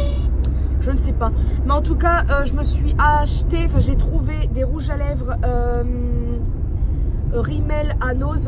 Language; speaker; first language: French; native; French